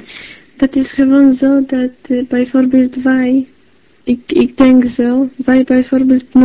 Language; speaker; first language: Dutch; non-native, learner; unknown